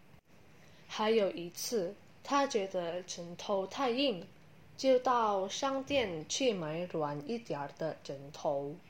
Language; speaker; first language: Chinese; non-native, learner; Indonesian